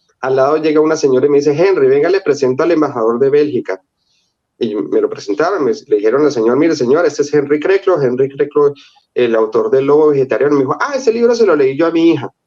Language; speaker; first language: Spanish; native; Spanish